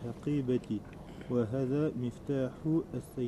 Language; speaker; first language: Arabic; non-native, learner; French